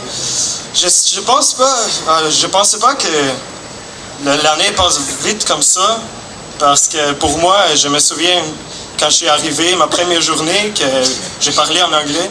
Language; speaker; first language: French; non-native, fluent; German